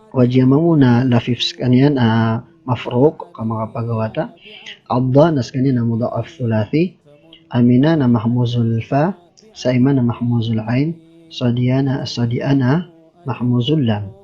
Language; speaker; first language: Arabic; non-native, fluent; Maranao